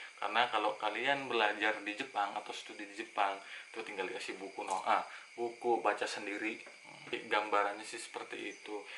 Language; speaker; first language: Indonesian; native; Indonesian